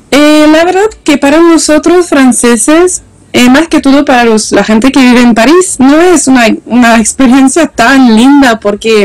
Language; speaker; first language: Spanish; non-native, learner; French